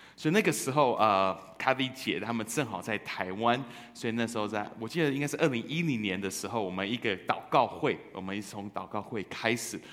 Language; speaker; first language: Chinese; early bilingual, heritage; Chinese